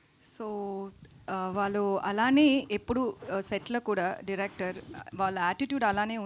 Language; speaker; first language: Telugu; non-native, learner; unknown